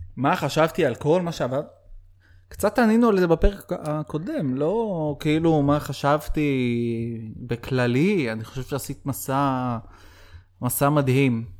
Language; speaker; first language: Hebrew; native; Hebrew